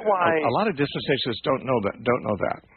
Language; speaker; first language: English; native; English